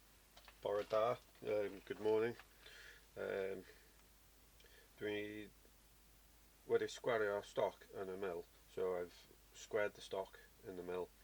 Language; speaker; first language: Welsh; non-native, learner; English